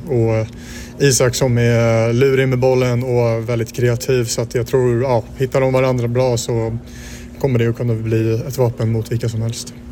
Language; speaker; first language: Swedish; native; Swedish